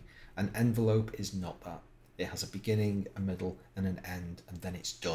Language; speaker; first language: English; native; English